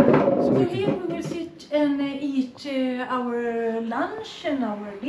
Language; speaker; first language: English; non-native, fluent; Swedish